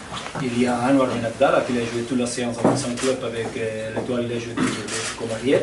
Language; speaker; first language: French; non-native, fluent; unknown